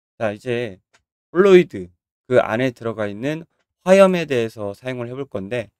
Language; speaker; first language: Korean; native; Korean